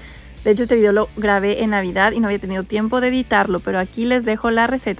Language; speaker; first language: Spanish; native; Spanish